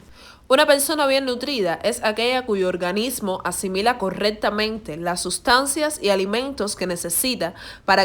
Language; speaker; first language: Spanish; native; Spanish